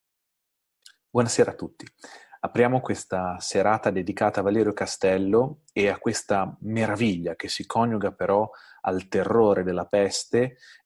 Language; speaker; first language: Italian; native; Italian